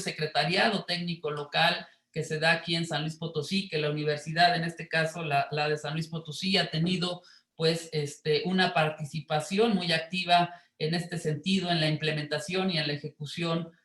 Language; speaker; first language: Spanish; native; Spanish